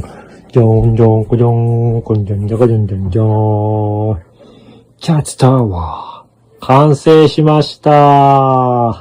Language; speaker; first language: Japanese; native; Japanese